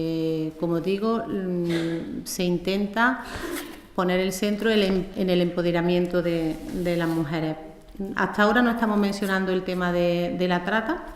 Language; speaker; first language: Spanish; native; Spanish